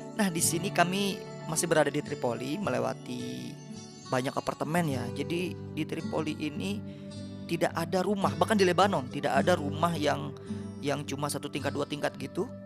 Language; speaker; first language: Indonesian; native; Indonesian